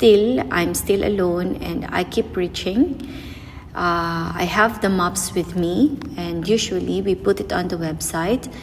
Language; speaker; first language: English; non-native, local second language; Filipino